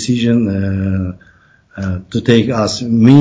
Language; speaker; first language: English; non-native, learner; Kazakh